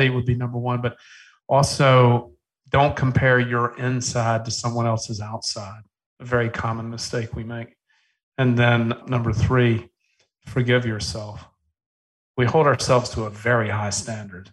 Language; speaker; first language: English; native; English